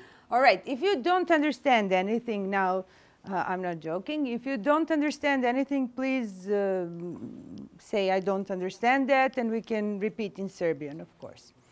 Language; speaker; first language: English; non-native, fluent; Serbian